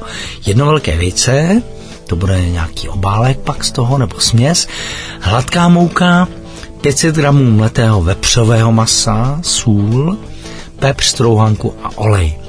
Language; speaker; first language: Czech; native; Czech